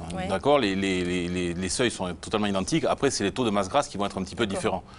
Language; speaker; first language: French; native; French